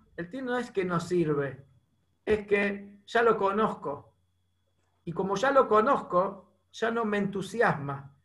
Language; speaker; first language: Spanish; native; Spanish